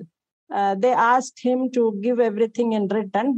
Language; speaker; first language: English; non-native, local second language; Malayalam